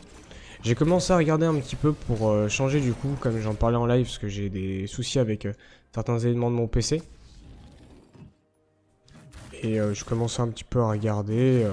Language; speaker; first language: French; native; French